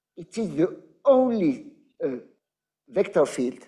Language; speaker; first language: English; non-native, fluent; Arabic